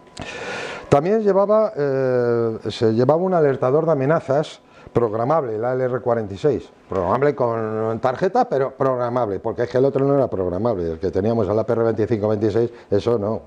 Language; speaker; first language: Spanish; native; Spanish